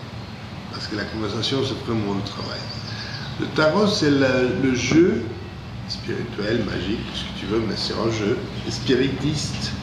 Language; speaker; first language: French; non-native, fluent; English